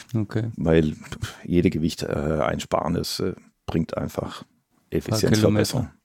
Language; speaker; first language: German; native; German